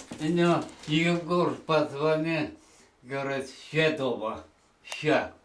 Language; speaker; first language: Russian; non-native, local second language; Ukrainian